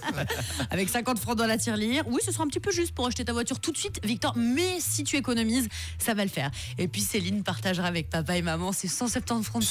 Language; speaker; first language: French; native; French